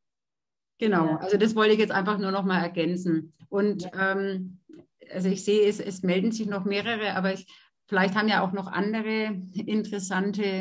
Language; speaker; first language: German; native; German